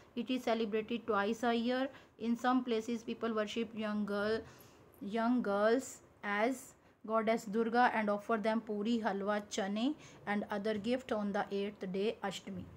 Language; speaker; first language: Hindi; non-native, local second language; Punjabi